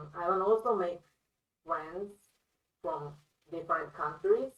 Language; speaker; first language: English; non-native, fluent; Japanese